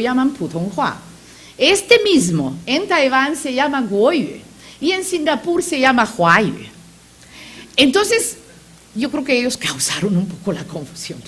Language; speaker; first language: Spanish; non-native, fluent; Macedonian